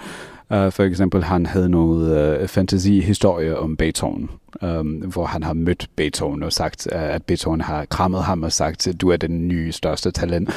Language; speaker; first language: Danish; non-native, fluent; English